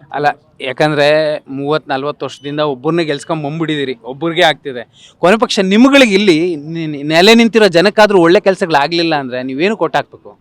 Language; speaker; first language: Kannada; native; Kannada